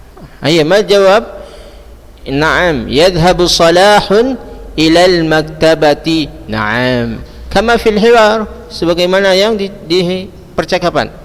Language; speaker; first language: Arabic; non-native, fluent; Indonesian